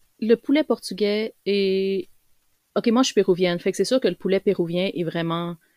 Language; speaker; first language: French; early bilingual, other home language; Spanish